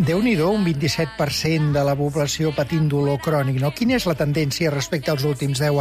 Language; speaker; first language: Catalan; native; Catalan